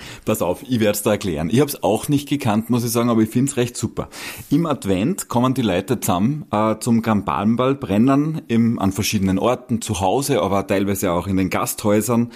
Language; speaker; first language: German; native; German